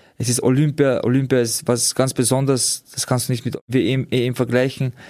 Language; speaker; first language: German; early bilingual, other home language; Georgian